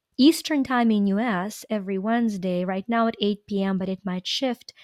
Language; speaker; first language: English; non-native, fluent; Ukrainian